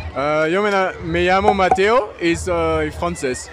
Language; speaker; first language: Spanish; non-native, fluent; French